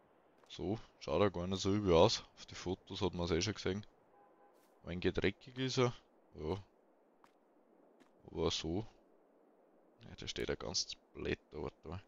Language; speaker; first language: German; native; German